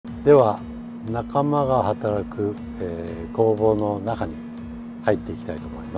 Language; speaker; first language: Japanese; native; Japanese